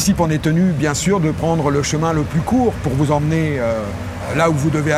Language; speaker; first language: French; native; French